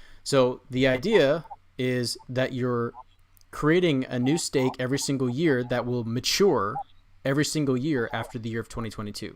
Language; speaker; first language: English; native; English